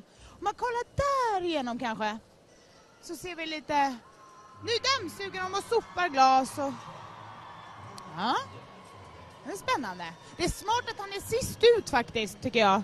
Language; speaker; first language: Swedish; native; Swedish